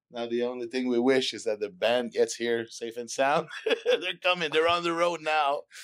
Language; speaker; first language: English; non-native, fluent; French